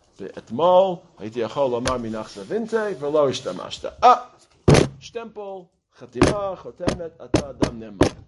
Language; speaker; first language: Hebrew; non-native, fluent; English